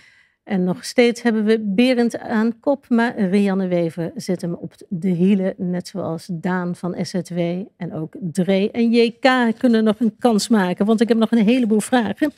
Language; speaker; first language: Dutch; native; Dutch